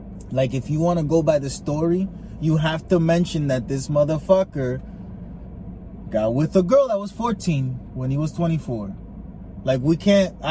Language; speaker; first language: English; early bilingual, other home language; Spanish